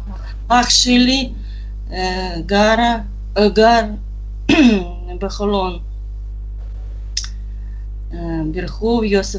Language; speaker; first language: Hebrew; non-native, learner; Russian